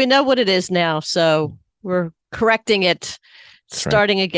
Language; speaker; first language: English; native; English